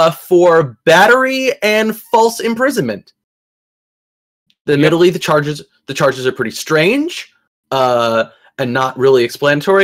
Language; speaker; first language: English; native; English